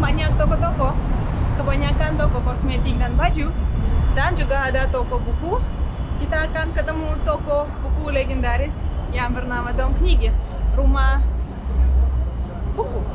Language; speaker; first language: Indonesian; non-native, fluent; Russian